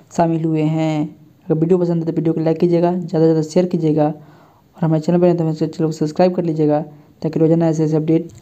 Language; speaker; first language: Hindi; native; Hindi